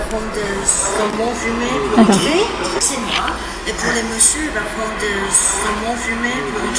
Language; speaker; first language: French; non-native, learner; Chinese